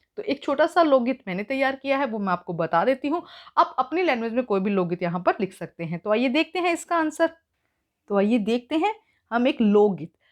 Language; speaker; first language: Hindi; native; Hindi